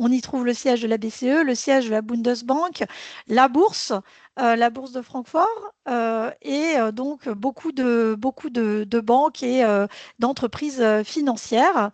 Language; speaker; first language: French; native; French